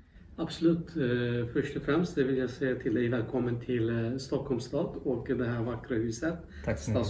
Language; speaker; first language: Swedish; non-native, local second language; Kurdish